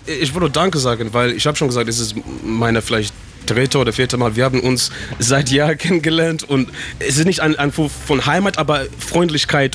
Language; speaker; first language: German; non-native, learner; Shona